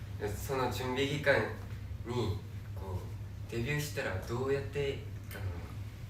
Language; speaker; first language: Japanese; non-native, fluent; Korean